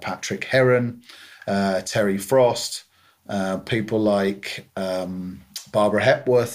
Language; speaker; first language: English; native; English